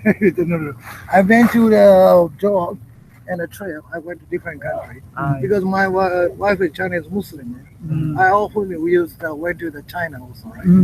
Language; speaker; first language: English; non-native, learner; Japanese